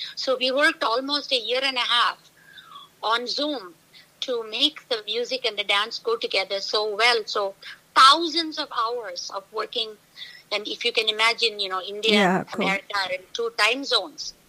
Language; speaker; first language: English; non-native, local second language; Tamil